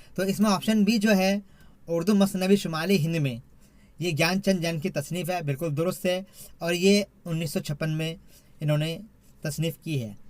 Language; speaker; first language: Urdu; native; Urdu